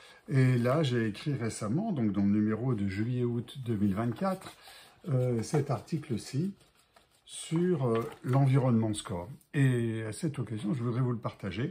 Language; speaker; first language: French; native; French